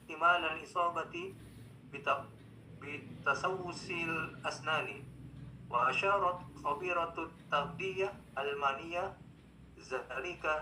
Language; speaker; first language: Arabic; non-native, learner; Indonesian